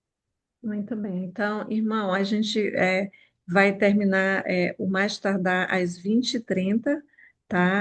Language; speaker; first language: Portuguese; native; Portuguese